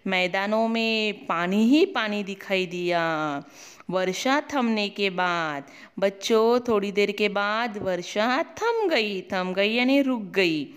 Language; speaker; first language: Hindi; non-native, local second language; Marathi